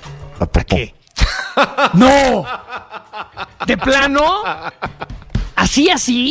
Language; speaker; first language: Spanish; native; Spanish